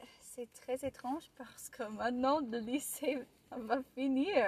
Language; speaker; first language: French; non-native, learner; English